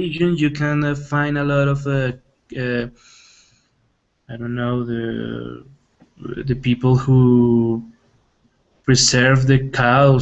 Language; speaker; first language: English; non-native, learner; Spanish